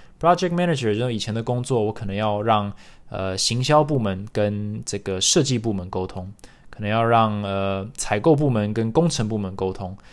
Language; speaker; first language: Chinese; early bilingual, other home language; English